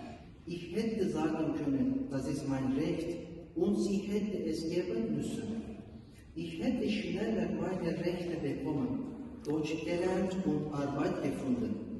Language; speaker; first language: German; non-native, learner; Turkish